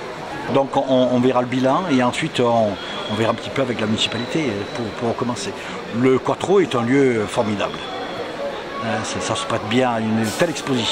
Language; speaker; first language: French; native; French